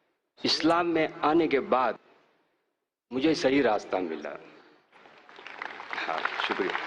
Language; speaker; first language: Hindi; non-native, local second language; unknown